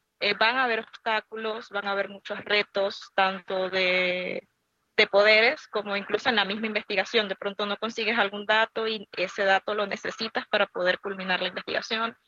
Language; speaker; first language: Spanish; native; Spanish